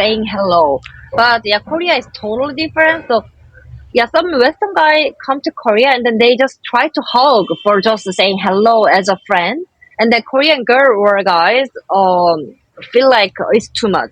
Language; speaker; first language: English; non-native, learner; Korean